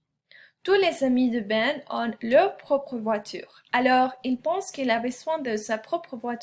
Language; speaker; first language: French; non-native, fluent; Spanish